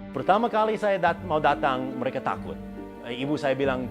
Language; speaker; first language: Indonesian; non-native, fluent; English